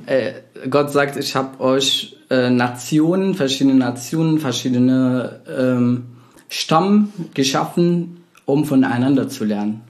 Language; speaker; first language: German; non-native, fluent; Arabic